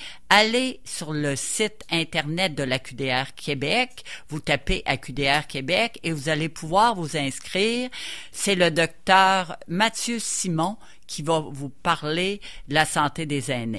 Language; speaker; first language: French; native; French